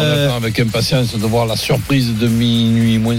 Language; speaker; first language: French; native; French